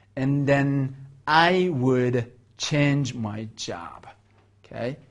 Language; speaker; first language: English; non-native, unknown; Mongolian